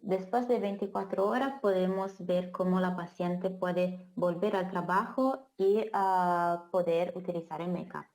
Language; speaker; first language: Spanish; non-native, fluent; Italian